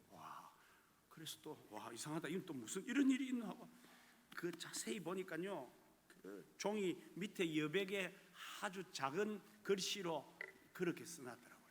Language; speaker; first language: Korean; native; Korean